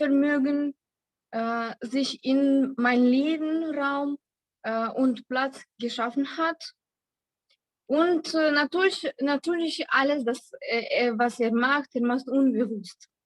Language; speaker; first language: German; non-native, learner; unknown